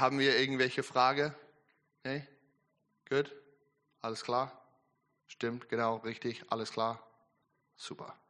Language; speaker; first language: German; non-native, learner; English